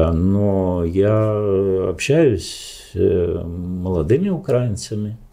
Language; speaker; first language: Ukrainian; non-native, local second language; Romanian